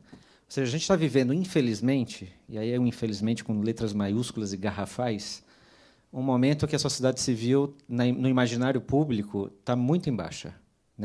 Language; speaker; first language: Portuguese; native; Portuguese